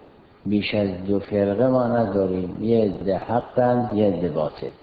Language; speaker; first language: Persian; native; Persian